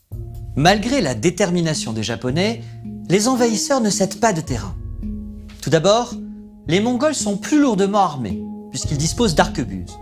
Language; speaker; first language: French; native; French